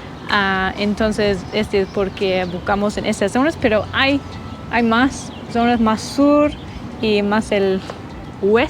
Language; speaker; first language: Spanish; non-native, learner; English